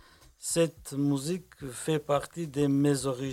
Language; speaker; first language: French; non-native, learner; Kurdish